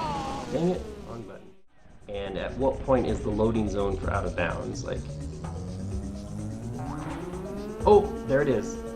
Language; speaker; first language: English; native; English